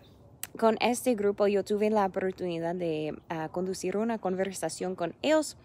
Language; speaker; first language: Spanish; non-native, fluent; English